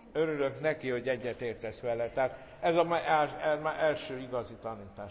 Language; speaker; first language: Hungarian; native; Hungarian